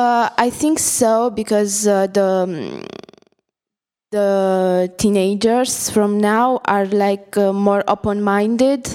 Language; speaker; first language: English; non-native, fluent; Italian